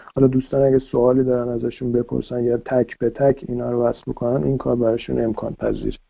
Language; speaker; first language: Persian; native; Persian